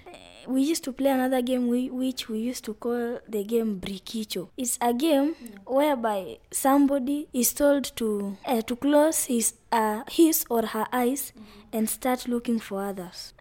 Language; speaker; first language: English; non-native, local second language; Luyia